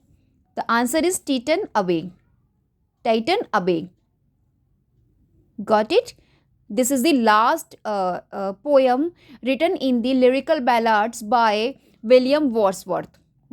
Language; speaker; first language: English; non-native, local second language; Hindi